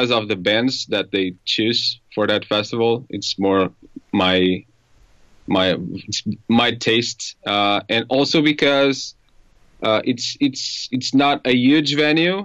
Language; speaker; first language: English; non-native, fluent; Portuguese